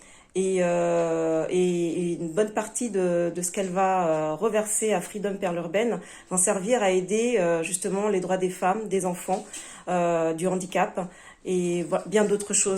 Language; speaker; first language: French; native; French